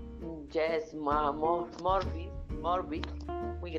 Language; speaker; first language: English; non-native, learner; Spanish